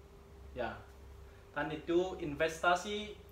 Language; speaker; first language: Indonesian; non-native, learner; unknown